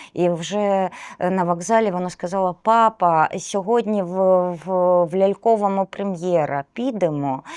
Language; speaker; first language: Ukrainian; non-native, local second language; Russian